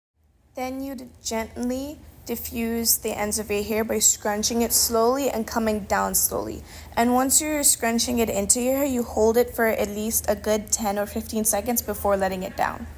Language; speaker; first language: English; native; English